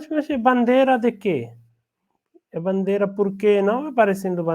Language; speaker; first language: Portuguese; non-native, learner; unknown